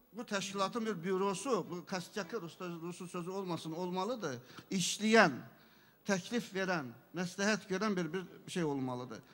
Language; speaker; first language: Azerbaijani; non-native, local second language; Avaric